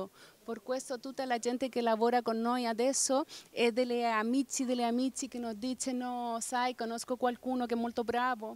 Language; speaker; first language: Italian; non-native, fluent; Spanish